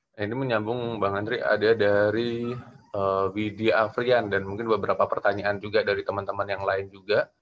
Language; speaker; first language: Indonesian; native; Indonesian